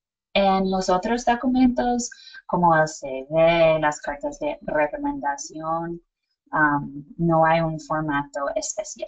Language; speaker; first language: Spanish; non-native, fluent; English